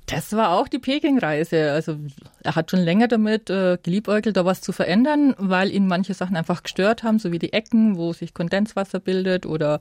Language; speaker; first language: German; native; German